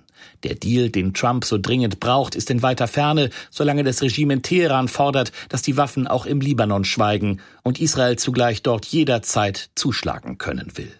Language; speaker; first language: German; native; German